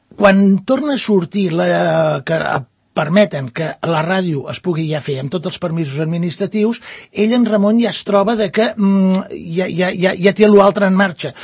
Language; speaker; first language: Catalan; non-native, local second language; Spanish